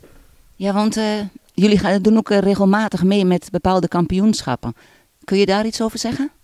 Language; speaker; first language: Dutch; native; Dutch